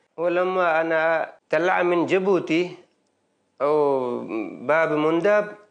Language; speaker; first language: Arabic; non-native, learner; Baluchi